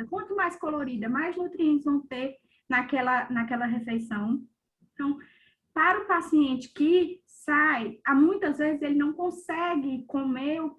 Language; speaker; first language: Portuguese; native; Portuguese